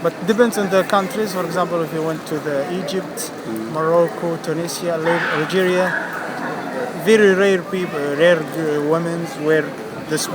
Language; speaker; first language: English; non-native, fluent; Arabic